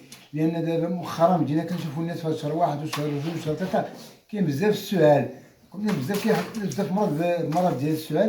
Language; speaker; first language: Arabic; native; Arabic